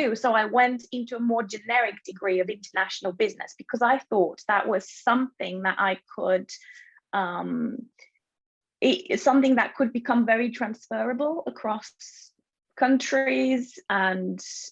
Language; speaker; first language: English; non-native, fluent; Bulgarian